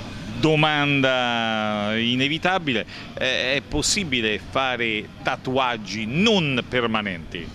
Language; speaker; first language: Italian; native; Italian